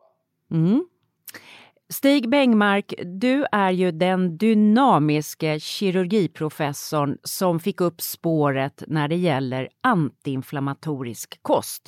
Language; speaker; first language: Swedish; native; Swedish